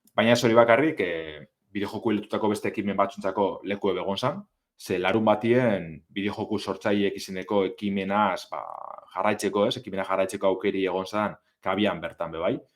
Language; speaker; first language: Basque; native; Basque